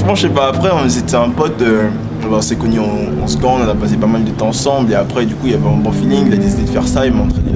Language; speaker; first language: French; native; French